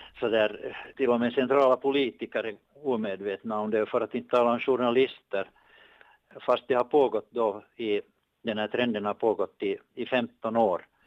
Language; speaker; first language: Swedish; native; Swedish